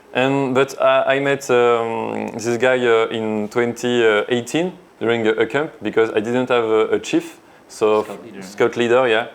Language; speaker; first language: English; non-native, learner; French